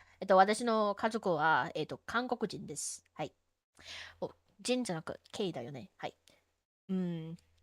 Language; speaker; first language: Japanese; non-native, learner; English